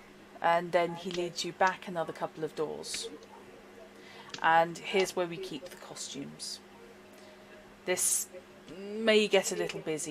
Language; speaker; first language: English; native; English